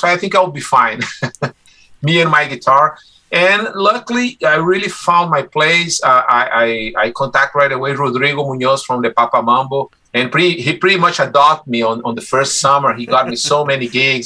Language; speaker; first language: English; non-native, fluent; Portuguese